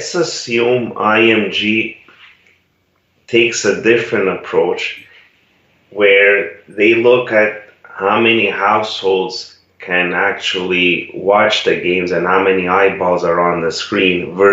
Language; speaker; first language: English; non-native, fluent; Italian